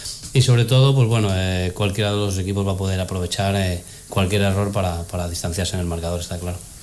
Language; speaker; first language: Spanish; native; Spanish